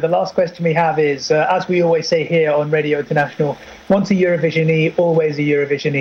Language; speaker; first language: English; non-native, local second language; Irish